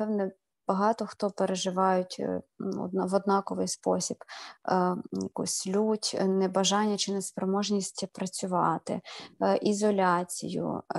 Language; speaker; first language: Ukrainian; native; Ukrainian